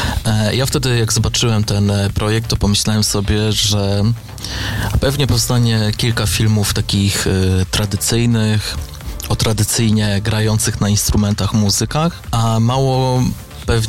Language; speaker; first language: Polish; native; Polish